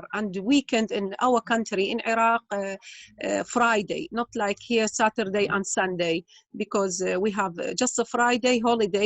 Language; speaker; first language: English; non-native, learner; Arabic